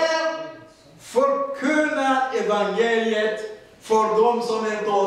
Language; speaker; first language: Swedish; non-native, fluent; Rundi